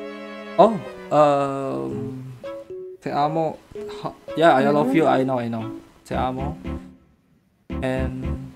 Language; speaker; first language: English; non-native, learner; Indonesian